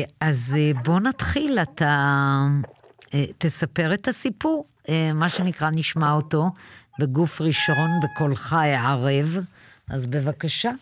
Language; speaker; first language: Hebrew; native; Hebrew